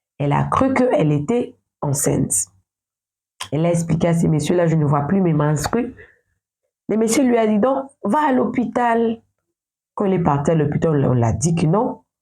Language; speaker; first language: French; non-native, local second language; Lingala